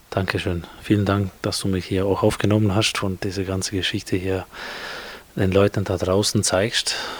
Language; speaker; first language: German; non-native, fluent; Albanian